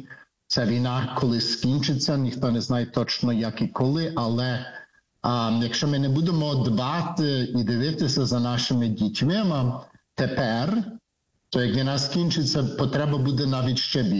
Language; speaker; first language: Ukrainian; early bilingual, heritage; Ukrainian